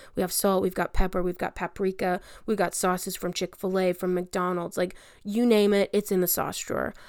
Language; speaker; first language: English; native; English